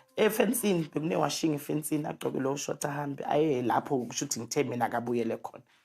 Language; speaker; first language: Zulu; native; Zulu